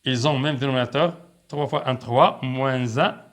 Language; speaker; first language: French; non-native, local second language; Arabic